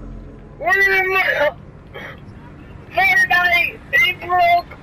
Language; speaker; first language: English; native; English